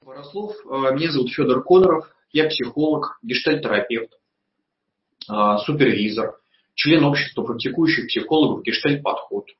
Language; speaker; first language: Russian; native; Russian